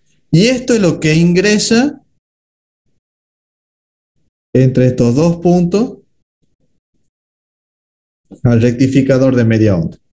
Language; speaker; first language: Spanish; native; Spanish